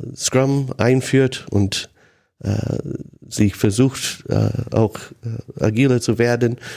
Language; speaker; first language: German; non-native, fluent; English